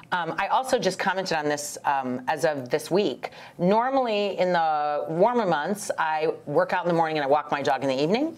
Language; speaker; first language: English; native; English